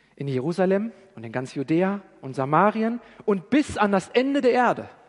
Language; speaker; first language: German; native; German